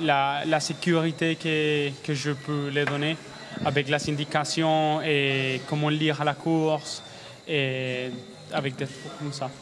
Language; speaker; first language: French; non-native, learner; Spanish